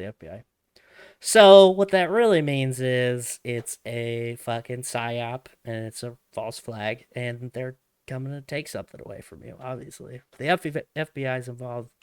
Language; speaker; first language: English; native; English